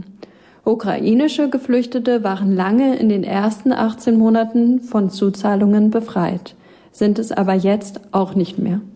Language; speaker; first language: German; native; German